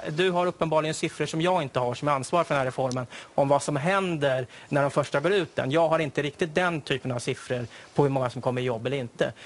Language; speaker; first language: Swedish; native; Swedish